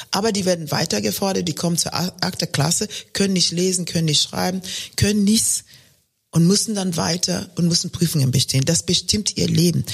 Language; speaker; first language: German; non-native, fluent; Luo (Kenya and Tanzania)